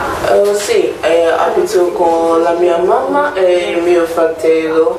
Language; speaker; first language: Italian; non-native, learner; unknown